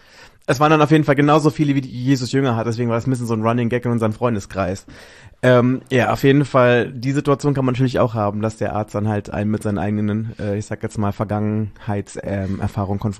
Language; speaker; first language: German; native; German